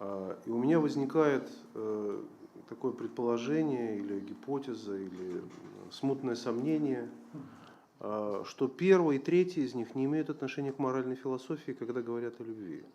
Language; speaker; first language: Russian; native; Russian